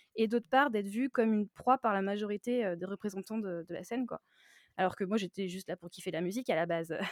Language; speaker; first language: French; native; French